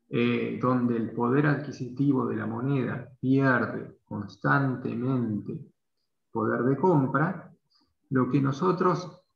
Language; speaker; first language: Spanish; native; Spanish